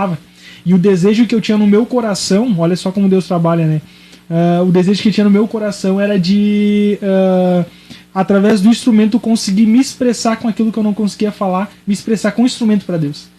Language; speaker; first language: Portuguese; native; Portuguese